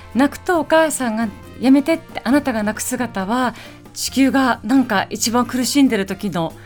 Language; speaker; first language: Japanese; early bilingual, other home language; Persian